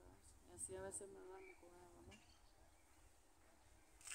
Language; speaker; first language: Spanish; native; Spanish